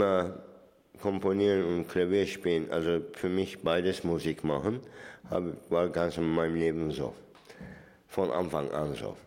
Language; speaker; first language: German; non-native, fluent; Turkish